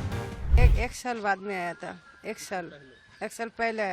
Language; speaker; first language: Hindi; non-native, learner; Bangla